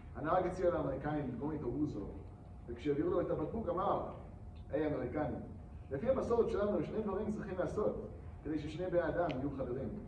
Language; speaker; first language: Hebrew; non-native, learner; English